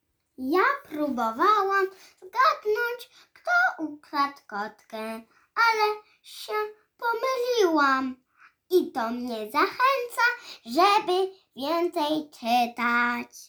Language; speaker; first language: Polish; early bilingual, heritage; Polish